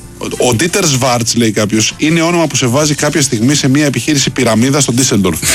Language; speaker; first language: Greek; native; Greek